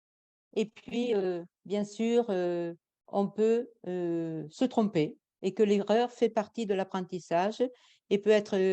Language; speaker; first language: French; native; French